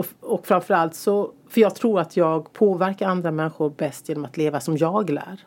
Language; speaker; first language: Swedish; native; Swedish